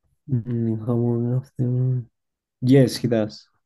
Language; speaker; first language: English; non-native, learner; Spanish